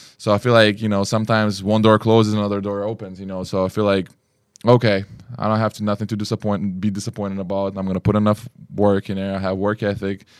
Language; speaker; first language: English; non-native, fluent; Lithuanian